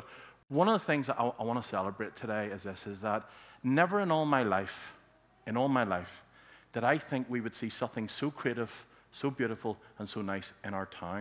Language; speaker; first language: English; native; English